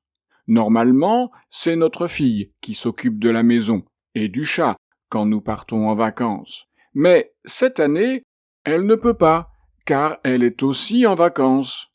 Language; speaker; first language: French; native; French